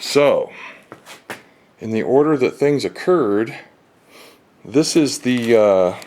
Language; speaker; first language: English; native; English